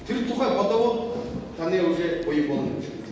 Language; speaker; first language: Mongolian; non-native, learner; Buriat